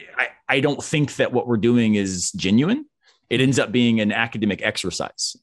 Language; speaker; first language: English; native; English